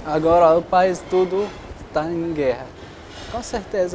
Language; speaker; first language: Portuguese; non-native, local second language; Arabic